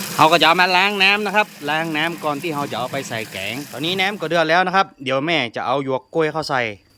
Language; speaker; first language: Thai; native; Thai